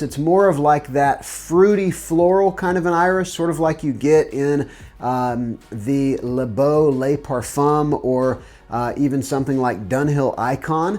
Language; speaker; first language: English; native; English